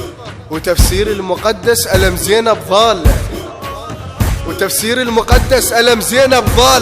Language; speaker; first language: Arabic; native; Arabic